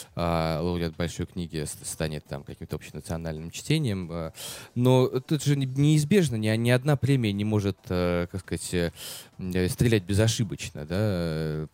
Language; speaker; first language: Russian; native; Russian